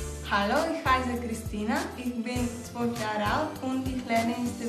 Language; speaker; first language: German; non-native, learner; Macedonian